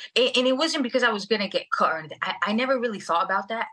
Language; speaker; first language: English; early bilingual, other home language; Spanish